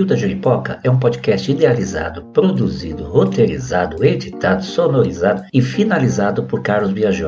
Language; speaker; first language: Portuguese; native; Portuguese